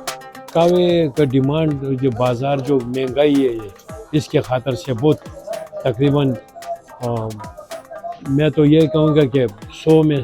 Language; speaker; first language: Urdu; non-native, local second language; Pashto